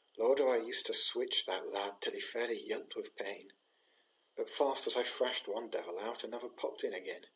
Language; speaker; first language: English; native; English